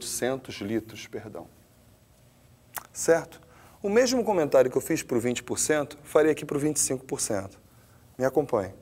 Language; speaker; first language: Portuguese; native; Portuguese